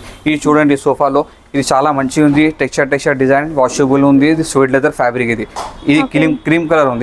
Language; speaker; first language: Telugu; non-native, local second language; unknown